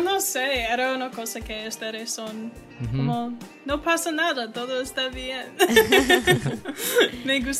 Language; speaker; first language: Spanish; non-native, learner; English